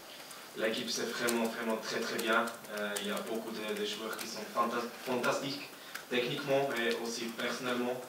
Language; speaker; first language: French; non-native, learner; German